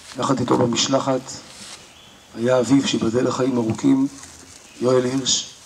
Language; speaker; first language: Hebrew; native; Hebrew